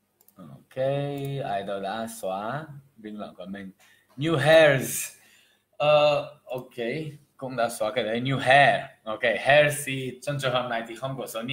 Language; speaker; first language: Vietnamese; non-native, fluent; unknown